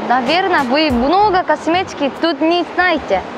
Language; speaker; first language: Russian; non-native, learner; Korean